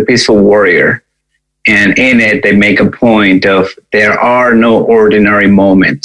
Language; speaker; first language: English; non-native, fluent; Spanish